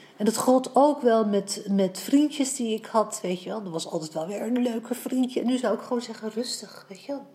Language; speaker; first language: Dutch; native; Dutch